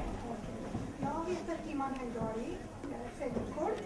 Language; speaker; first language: Swedish; non-native, local second language; Kurdish